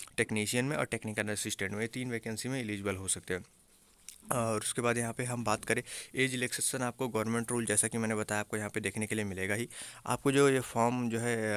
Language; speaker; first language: Hindi; native; Hindi